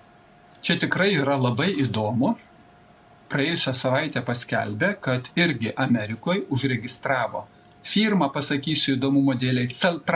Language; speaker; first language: Lithuanian; native; Lithuanian